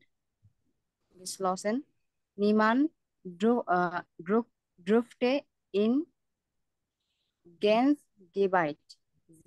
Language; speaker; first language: German; non-native, learner; Bangla